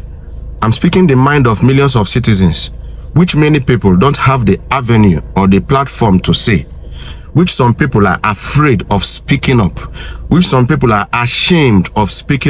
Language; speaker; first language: English; non-native, local second language; Igbo